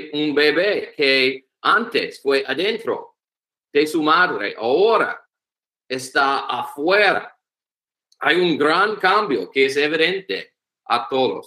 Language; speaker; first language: Spanish; non-native, learner; English